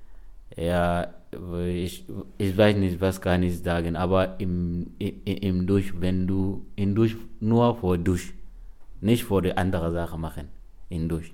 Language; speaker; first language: German; non-native, learner; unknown